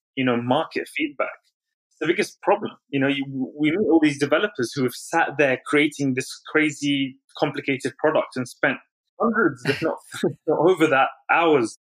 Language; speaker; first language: English; native; English